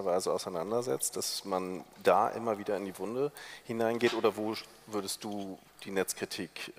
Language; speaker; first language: German; native; German